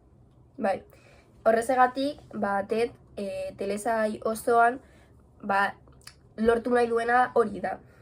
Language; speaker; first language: Basque; non-native, local second language; Spanish